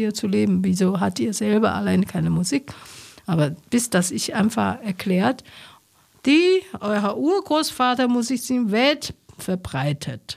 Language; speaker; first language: German; non-native, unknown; Chinese